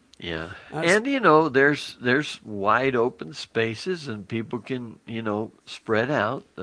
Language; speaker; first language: English; native; English